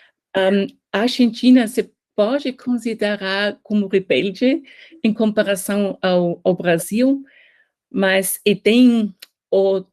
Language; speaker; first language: Portuguese; non-native, fluent; German